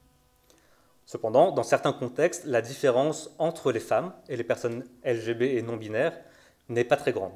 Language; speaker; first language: French; native; French